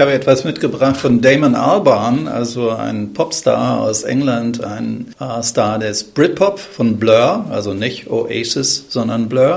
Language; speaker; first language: German; native; German